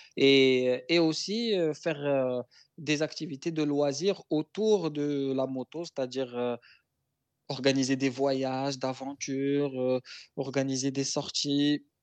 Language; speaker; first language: French; non-native, local second language; Arabic